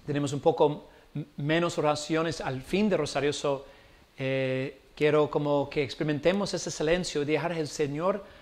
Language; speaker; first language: Spanish; non-native, learner; English